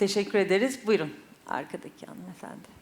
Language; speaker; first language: Turkish; native; Turkish